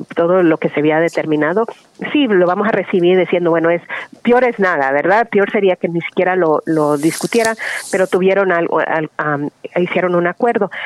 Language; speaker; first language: Spanish; early bilingual, heritage; Spanish